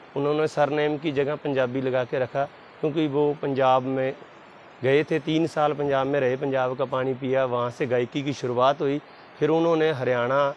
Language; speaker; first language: Hindi; non-native, local second language; Punjabi